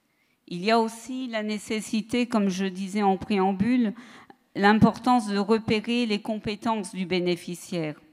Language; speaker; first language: French; native; French